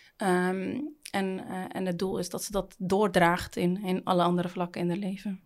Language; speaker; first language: Dutch; native; Dutch